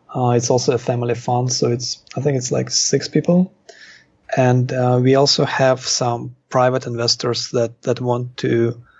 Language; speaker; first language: English; non-native, fluent; Russian